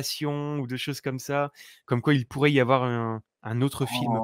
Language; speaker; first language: French; native; French